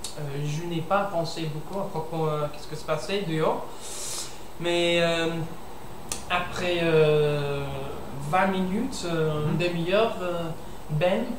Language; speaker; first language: French; non-native, learner; English